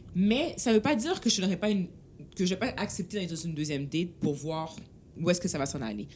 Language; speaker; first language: French; early bilingual, other home language; Haitian Creole